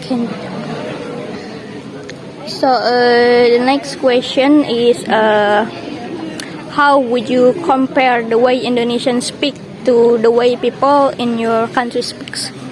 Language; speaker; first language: English; non-native, learner; Indonesian